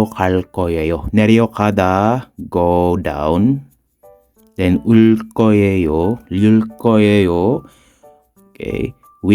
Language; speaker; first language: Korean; non-native, fluent; Filipino